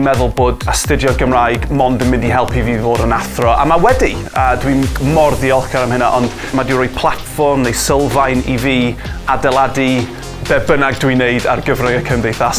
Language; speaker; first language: Welsh; non-native, local second language; English